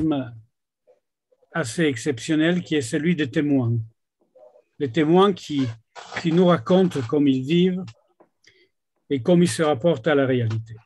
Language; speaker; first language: French; non-native, fluent; Italian